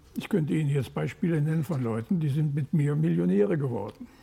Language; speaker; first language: German; native; German